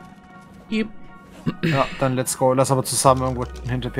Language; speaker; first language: German; native; German